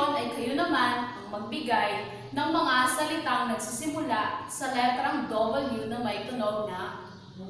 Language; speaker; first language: Filipino; native; Filipino